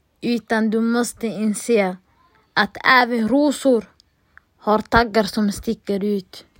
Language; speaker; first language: Swedish; non-native, local second language; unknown